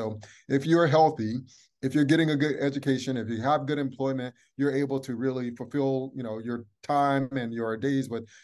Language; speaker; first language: English; native; English